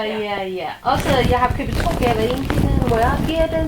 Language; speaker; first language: Danish; non-native, learner; Chinese